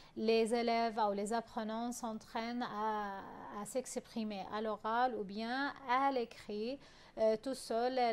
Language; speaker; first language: French; non-native, fluent; Arabic